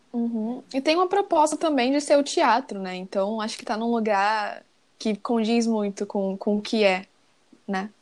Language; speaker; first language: Portuguese; native; Portuguese